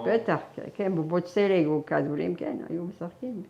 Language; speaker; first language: Hebrew; non-native, fluent; Persian